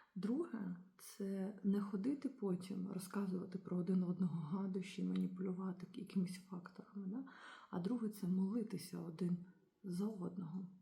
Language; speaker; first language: Ukrainian; non-native, local second language; Russian